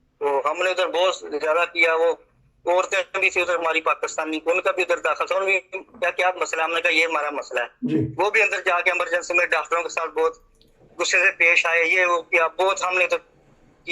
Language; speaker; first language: Hindi; non-native, local second language; Punjabi